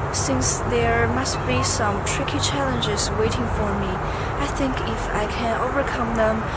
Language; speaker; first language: English; non-native, fluent; Chinese